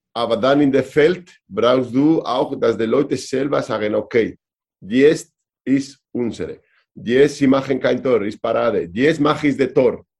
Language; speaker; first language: German; non-native, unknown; Spanish